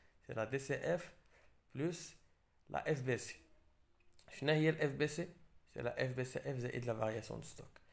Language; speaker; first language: French; non-native, local second language; Arabic